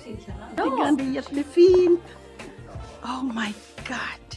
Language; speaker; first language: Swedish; non-native, learner; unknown